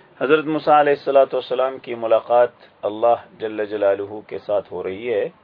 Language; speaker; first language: Urdu; native; Urdu